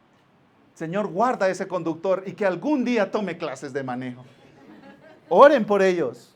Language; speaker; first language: Spanish; native; Spanish